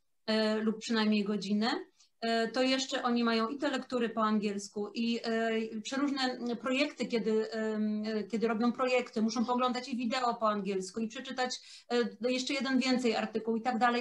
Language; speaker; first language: Polish; native; Polish